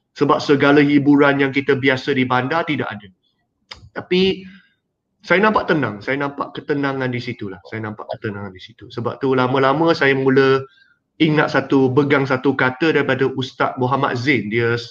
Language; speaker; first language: Malay; non-native, local second language; Chinese